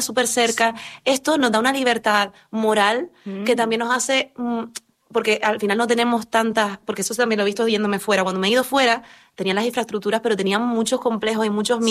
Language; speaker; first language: Spanish; native; Spanish